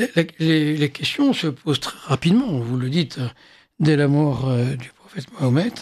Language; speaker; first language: French; native; French